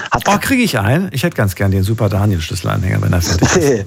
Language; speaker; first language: German; native; German